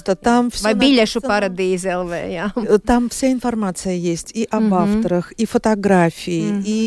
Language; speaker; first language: Russian; native; Russian